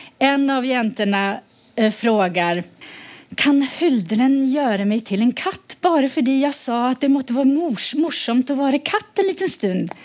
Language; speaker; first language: Swedish; native; Swedish